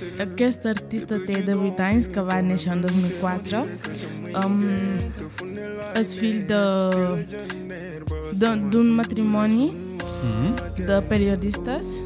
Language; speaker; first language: Catalan; non-native, learner; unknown